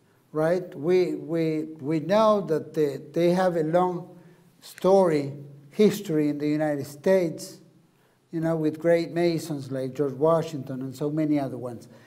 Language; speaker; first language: English; non-native, learner; Spanish